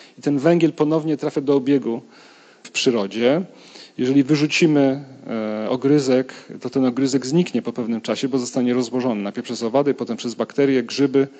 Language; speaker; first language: Polish; native; Polish